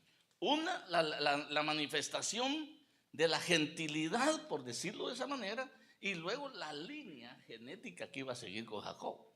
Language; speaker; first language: Spanish; native; Spanish